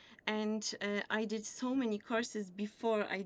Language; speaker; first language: English; non-native, fluent; Polish